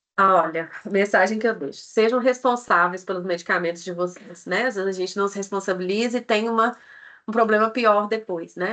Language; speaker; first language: Portuguese; native; Portuguese